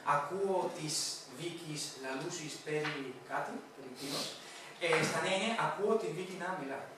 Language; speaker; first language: Greek; non-native, fluent; Spanish